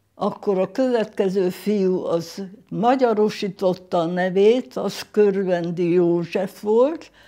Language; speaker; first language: Hungarian; non-native, local second language; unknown